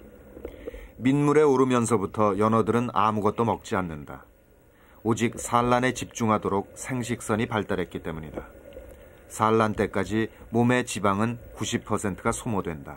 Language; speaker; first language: Korean; native; Korean